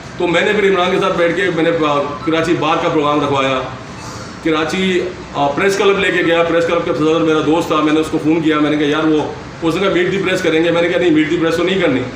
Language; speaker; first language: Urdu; native; Urdu